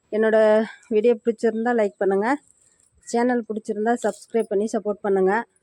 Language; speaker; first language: Tamil; non-native, local second language; Telugu